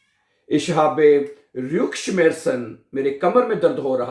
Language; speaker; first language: German; non-native, learner; Urdu